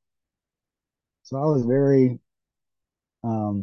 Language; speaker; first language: English; native; English